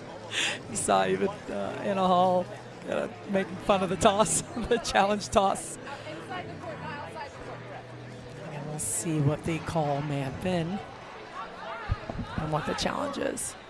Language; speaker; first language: English; native; English